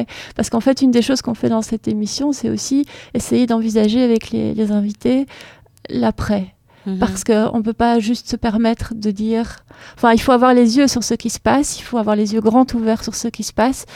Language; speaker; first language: French; native; French